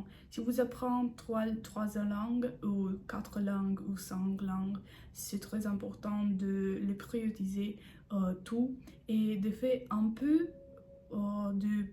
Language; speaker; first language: French; non-native, learner; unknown